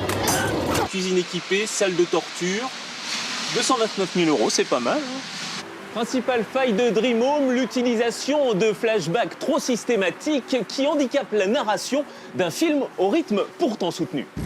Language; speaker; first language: French; native; French